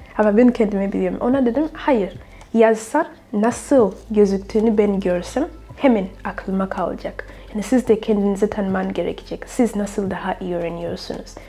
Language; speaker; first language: Turkish; non-native, fluent; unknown